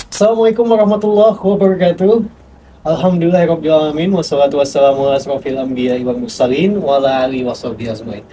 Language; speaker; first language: Indonesian; native; Indonesian